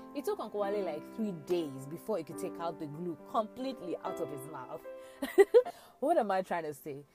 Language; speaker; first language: English; non-native, local second language; Yoruba